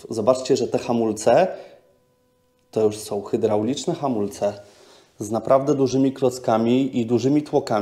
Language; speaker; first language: Polish; native; Polish